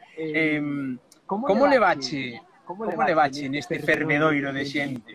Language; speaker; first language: Galician; non-native, local second language; Spanish